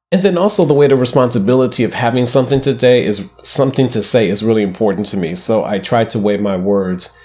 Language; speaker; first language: English; native; English